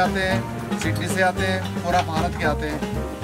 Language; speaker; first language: Hindi; non-native, local second language; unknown